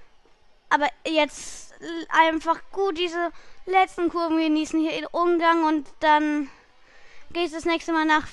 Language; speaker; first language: German; native; German